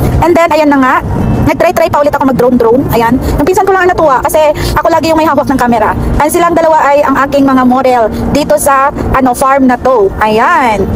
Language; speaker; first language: Filipino; non-native, local second language; Cebuano